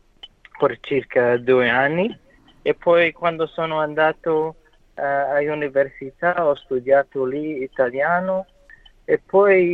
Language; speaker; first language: Italian; non-native, learner; English